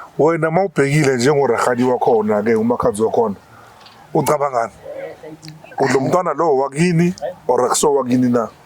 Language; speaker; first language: Zulu; non-native, local second language; Venda